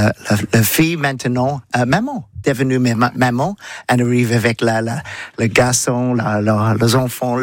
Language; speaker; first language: French; non-native, learner; English